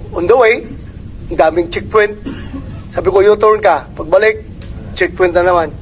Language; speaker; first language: Filipino; non-native, local second language; Cebuano